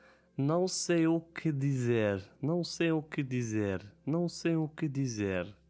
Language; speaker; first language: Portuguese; non-native, learner; German